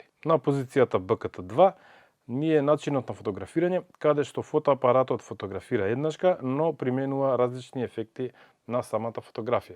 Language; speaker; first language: Macedonian; native; Macedonian